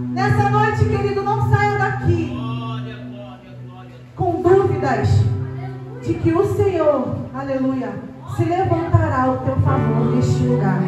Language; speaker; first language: Portuguese; native; Portuguese